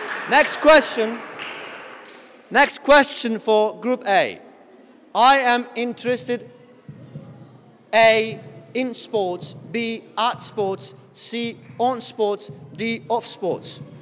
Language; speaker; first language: English; non-native, fluent; Central Kurdish